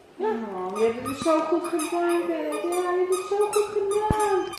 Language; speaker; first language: Dutch; native; Dutch